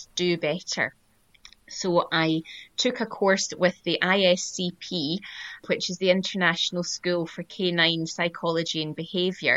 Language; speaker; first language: English; native; English